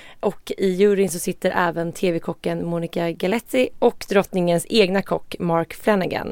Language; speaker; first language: Swedish; native; Swedish